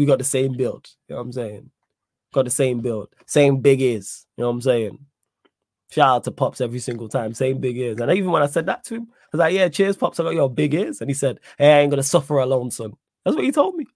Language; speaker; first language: English; native; English